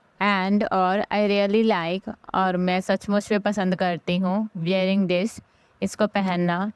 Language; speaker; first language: Hindi; native; Hindi